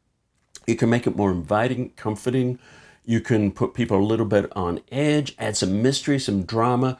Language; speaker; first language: English; native; English